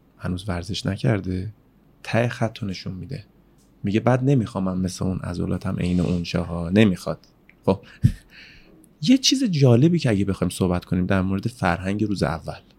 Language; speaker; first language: Persian; native; Persian